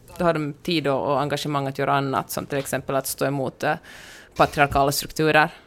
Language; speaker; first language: Swedish; native; Swedish